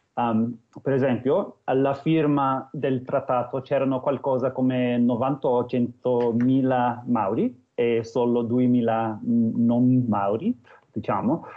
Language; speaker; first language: Italian; non-native, fluent; English